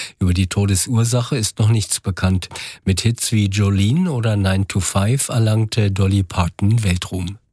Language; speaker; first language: German; native; German